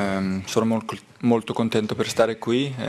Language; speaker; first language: Italian; non-native, learner; Danish